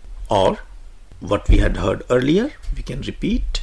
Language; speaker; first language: English; non-native, local second language; Hindi